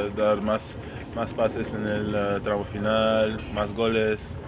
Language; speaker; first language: Spanish; non-native, fluent; English